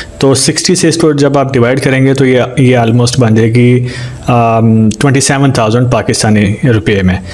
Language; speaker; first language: Urdu; native; Urdu